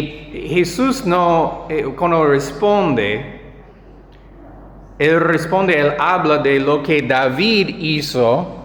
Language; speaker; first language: Spanish; non-native, fluent; English